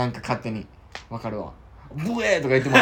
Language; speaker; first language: Japanese; native; Japanese